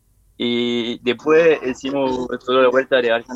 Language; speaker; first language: Spanish; non-native, learner; French